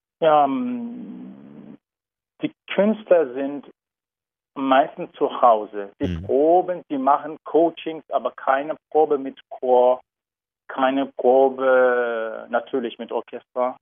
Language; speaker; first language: German; non-native, learner; Turkish